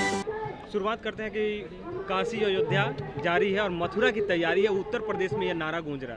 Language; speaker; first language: Hindi; native; Hindi